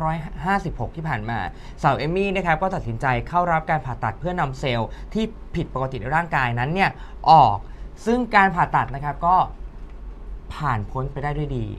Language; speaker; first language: Thai; native; Thai